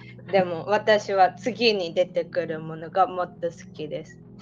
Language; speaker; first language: Japanese; native; Japanese